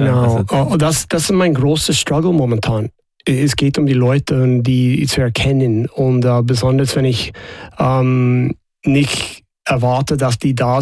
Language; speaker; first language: German; non-native, fluent; English